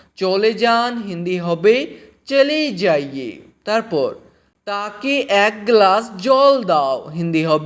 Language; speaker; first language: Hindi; non-native, local second language; Bangla